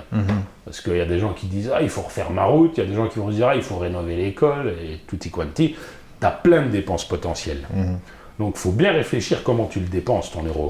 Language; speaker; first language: French; native; French